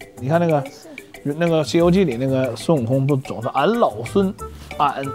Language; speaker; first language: Chinese; native; Chinese